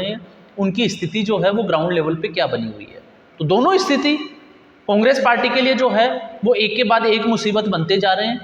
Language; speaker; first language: Hindi; native; Hindi